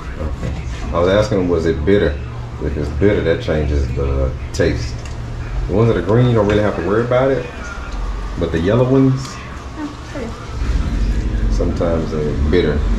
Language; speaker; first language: English; native; English